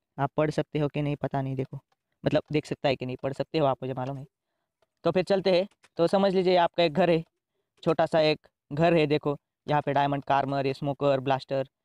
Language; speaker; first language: Hindi; native; Hindi